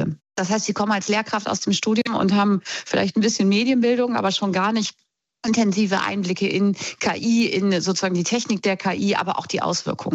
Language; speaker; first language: German; native; German